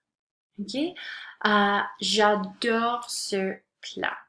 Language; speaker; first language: French; non-native, local second language; English